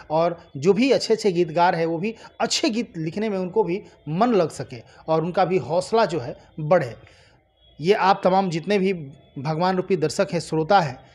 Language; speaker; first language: Hindi; native; Hindi